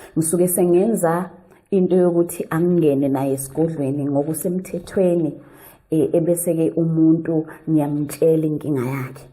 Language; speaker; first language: Zulu; native; Zulu